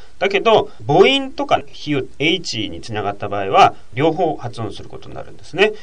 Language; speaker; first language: Japanese; native; Japanese